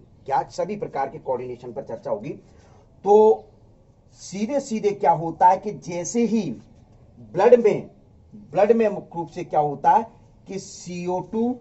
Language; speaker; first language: Hindi; native; Hindi